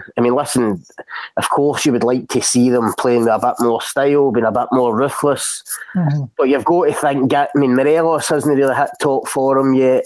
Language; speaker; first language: English; native; English